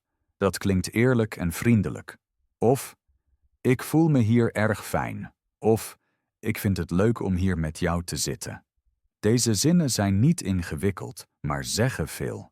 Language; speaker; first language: Dutch; non-native, fluent; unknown